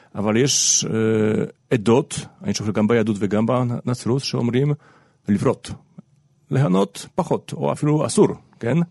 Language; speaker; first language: Hebrew; non-native, fluent; Polish